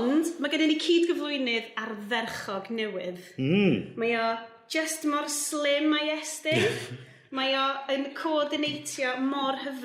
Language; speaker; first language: Welsh; native; Welsh